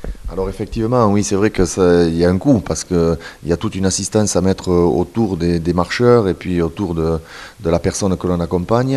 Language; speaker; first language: French; native; French